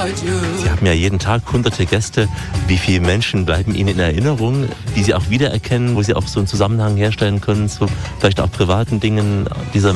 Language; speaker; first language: German; native; German